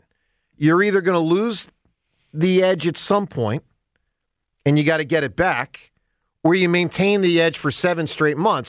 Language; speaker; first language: English; native; English